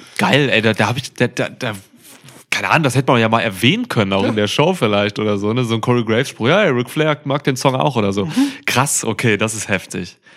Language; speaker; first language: German; native; German